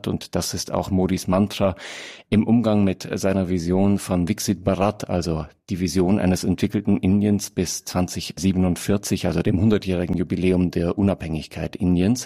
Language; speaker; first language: German; native; German